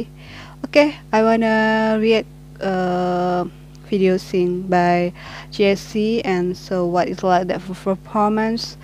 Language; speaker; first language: English; non-native, learner; Indonesian